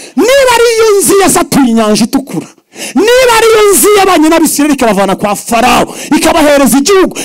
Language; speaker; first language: Kinyarwanda; early bilingual, heritage; Kinyarwanda